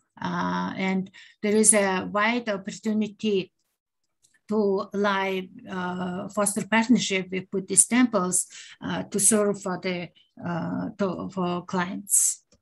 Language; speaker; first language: English; non-native, learner; Mongolian